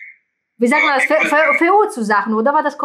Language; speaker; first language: German; non-native, fluent; Greek